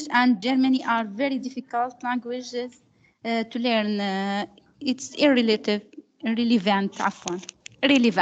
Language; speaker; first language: English; non-native, learner; Arabic